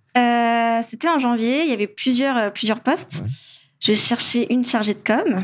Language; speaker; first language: French; non-native, local second language; Malagasy